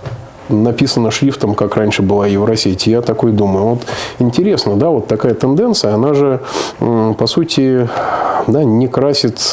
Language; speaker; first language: Russian; native; Russian